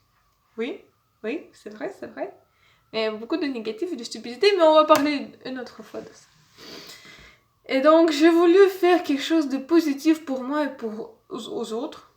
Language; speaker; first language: French; non-native, learner; Russian